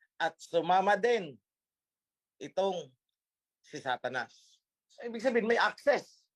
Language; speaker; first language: Filipino; native; Filipino